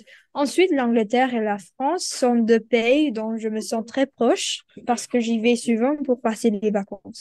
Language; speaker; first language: French; non-native, learner; Indonesian